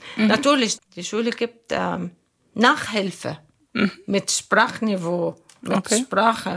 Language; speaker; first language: German; non-native, learner; Arabic